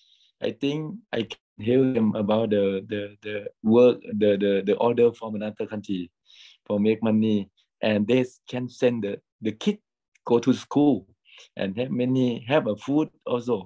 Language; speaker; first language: English; non-native, learner; Thai